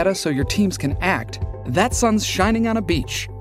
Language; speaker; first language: English; early bilingual, other home language; Filipino